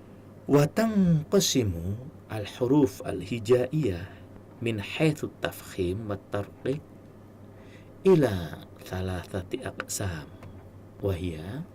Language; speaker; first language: Arabic; non-native, fluent; Indonesian